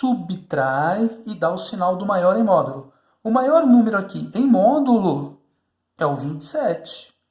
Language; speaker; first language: Portuguese; native; Portuguese